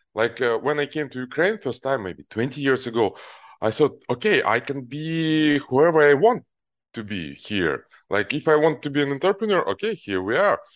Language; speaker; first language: English; non-native, fluent; Russian